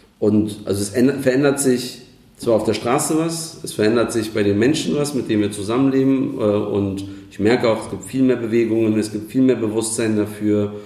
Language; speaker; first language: German; early bilingual, other home language; Turkish